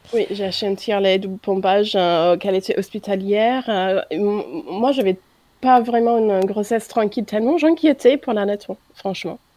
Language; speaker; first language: French; non-native, fluent; English